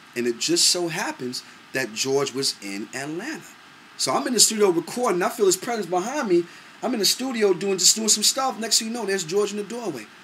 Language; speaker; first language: English; native; English